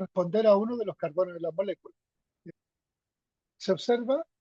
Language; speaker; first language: Spanish; native; Spanish